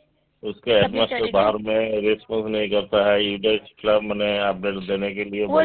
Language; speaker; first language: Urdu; non-native, local second language; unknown